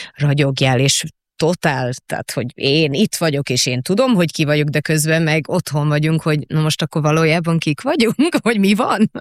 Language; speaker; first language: Hungarian; early bilingual, heritage; Hungarian